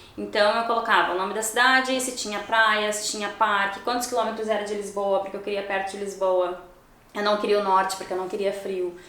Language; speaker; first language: Portuguese; native; Portuguese